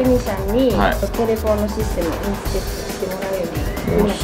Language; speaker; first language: Japanese; native; Japanese